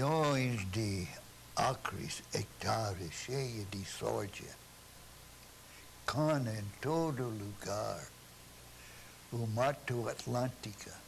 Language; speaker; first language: Portuguese; non-native, fluent; English